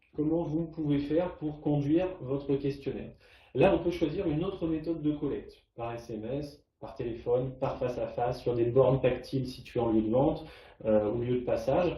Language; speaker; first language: French; native; French